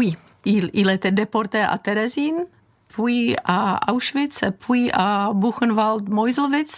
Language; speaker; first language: French; non-native, fluent; Czech